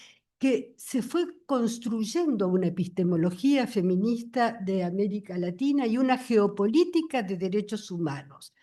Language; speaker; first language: Spanish; native; Spanish